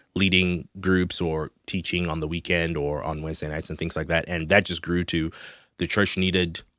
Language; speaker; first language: English; non-native, local second language; Shona